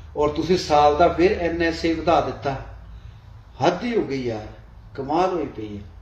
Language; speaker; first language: Punjabi; native; Punjabi